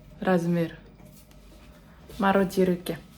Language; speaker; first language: Russian; non-native, learner; Japanese